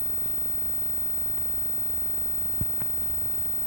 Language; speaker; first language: English; non-native, fluent; Spanish